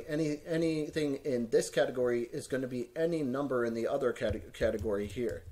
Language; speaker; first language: English; native; English